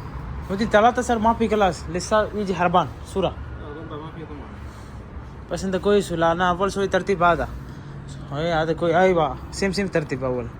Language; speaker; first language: Arabic; non-native, learner; Tamil